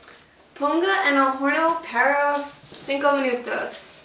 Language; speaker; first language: Spanish; non-native, learner; English